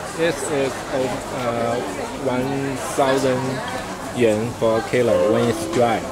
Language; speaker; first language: English; non-native, learner; Chinese